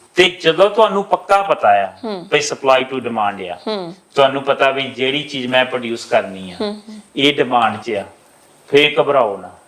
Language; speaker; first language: Punjabi; native; Punjabi